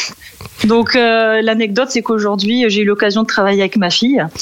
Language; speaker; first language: French; native; French